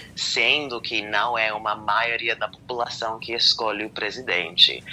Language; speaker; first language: Portuguese; non-native, fluent; English